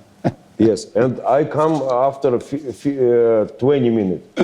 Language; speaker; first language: English; non-native, learner; Russian